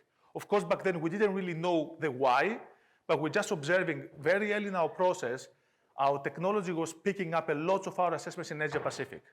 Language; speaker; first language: English; non-native, fluent; Greek